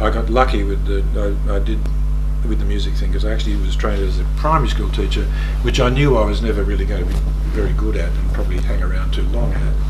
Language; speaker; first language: English; native; English